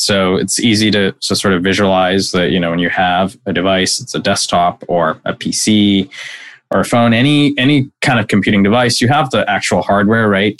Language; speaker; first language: English; non-native, local second language; Bangla